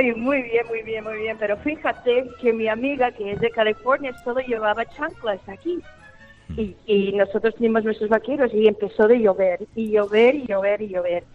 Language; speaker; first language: Spanish; early bilingual, heritage; Spanish